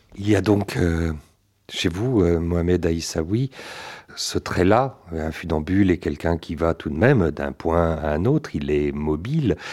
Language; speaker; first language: French; native; French